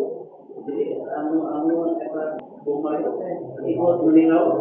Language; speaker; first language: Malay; non-native, local second language; Sundanese